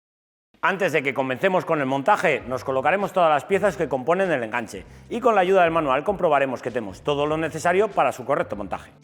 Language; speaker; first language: Spanish; native; Spanish